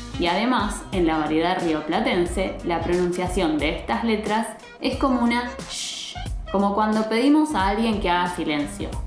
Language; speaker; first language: Spanish; native; Spanish